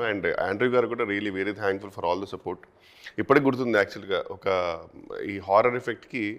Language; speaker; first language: Telugu; native; Telugu